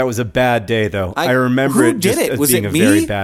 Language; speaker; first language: English; native; English